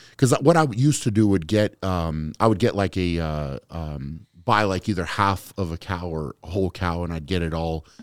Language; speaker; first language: English; native; English